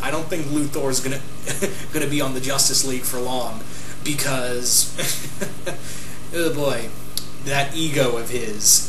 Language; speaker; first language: English; native; English